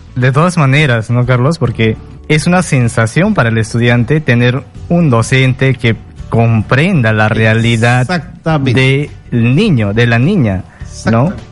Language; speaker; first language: Spanish; non-native, local second language; Quechua